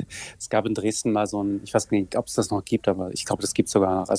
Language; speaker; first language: German; native; German